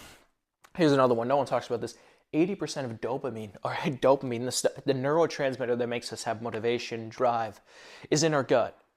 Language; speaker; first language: English; native; English